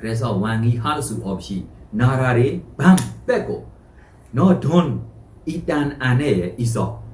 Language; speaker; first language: Korean; non-native, fluent; Burmese